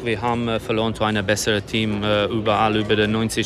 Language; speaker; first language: German; non-native, learner; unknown